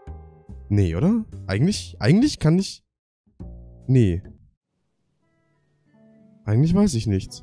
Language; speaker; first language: German; native; German